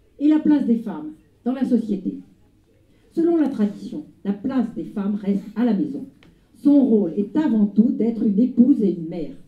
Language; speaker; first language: French; native; French